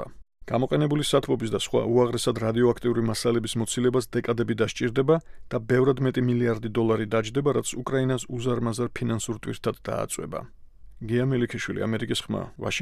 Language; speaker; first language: Georgian; native; Georgian